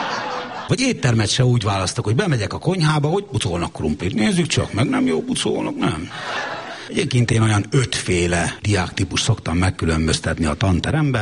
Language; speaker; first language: Hungarian; native; Hungarian